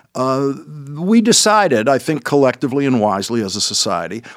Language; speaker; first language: English; native; English